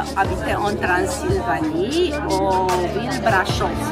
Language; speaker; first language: French; non-native, learner; Romanian